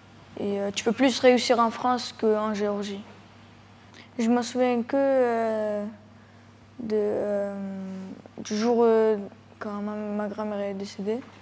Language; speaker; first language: French; early bilingual, other home language; Georgian